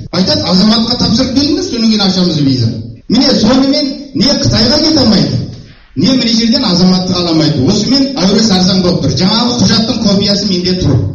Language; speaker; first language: Kazakh; early bilingual, heritage; Kazakh